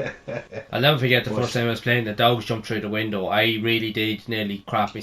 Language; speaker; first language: English; native; English